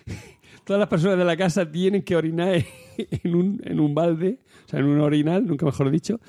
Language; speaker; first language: Spanish; native; Spanish